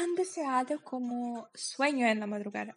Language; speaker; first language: Spanish; non-native, fluent; Polish